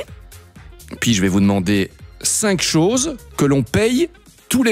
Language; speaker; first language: French; native; French